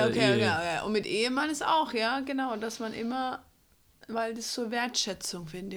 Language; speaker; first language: German; non-native, fluent; English